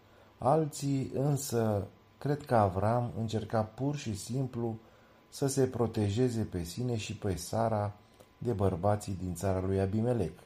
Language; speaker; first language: Romanian; native; Romanian